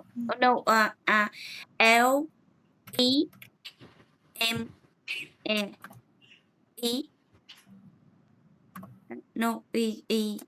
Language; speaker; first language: English; non-native, learner; Vietnamese